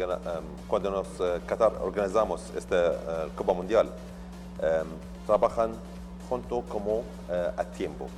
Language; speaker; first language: Spanish; non-native, learner; Arabic